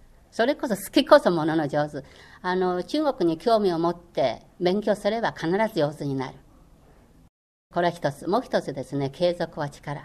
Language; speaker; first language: Japanese; non-native, fluent; Chinese